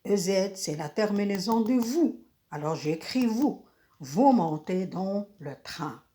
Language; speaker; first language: French; non-native, local second language; Arabic